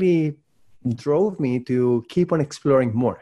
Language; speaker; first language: English; non-native, fluent; Spanish